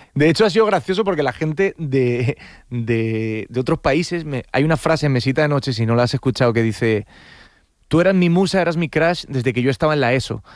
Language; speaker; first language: Spanish; native; Spanish